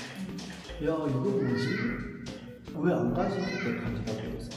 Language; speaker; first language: Korean; native; Korean